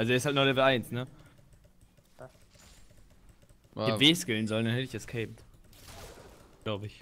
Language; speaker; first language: German; native; German